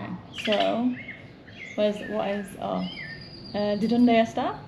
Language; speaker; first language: Spanish; non-native, learner; English